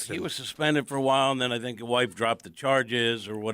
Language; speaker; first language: English; native; English